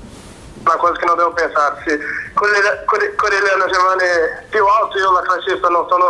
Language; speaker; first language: Italian; non-native, fluent; Portuguese